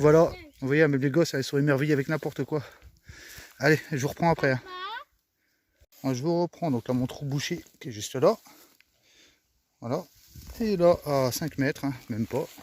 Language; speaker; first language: French; native; French